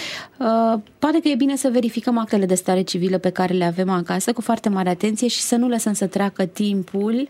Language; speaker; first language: Romanian; native; Romanian